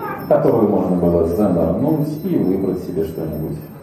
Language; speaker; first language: Russian; native; Russian